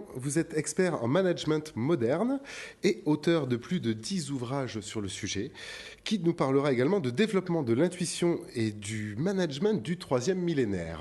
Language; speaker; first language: French; native; French